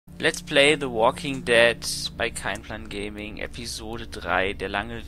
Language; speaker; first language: German; native; German